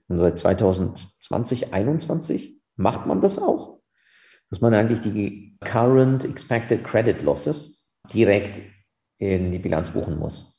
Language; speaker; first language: German; native; German